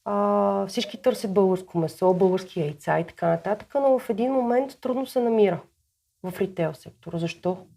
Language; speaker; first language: Bulgarian; native; Bulgarian